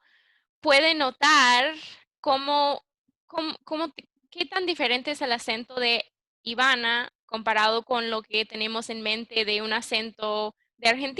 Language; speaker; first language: Spanish; early bilingual, heritage; English